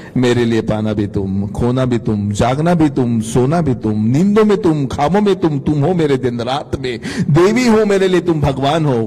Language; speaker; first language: Hindi; non-native, local second language; Marathi